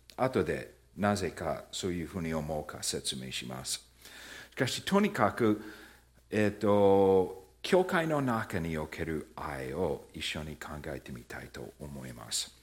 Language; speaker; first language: Japanese; non-native, fluent; English